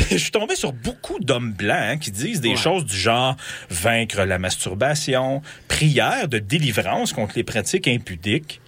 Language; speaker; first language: French; native; French